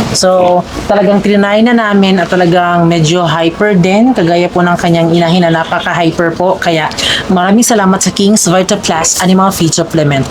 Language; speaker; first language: Filipino; non-native, local second language; Cebuano